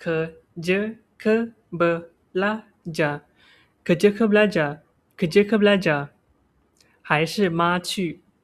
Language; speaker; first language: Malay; non-native, local second language; Chinese